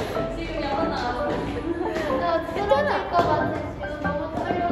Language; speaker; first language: Korean; non-native, fluent; Thai